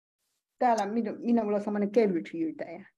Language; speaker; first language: Finnish; non-native, learner; Chinese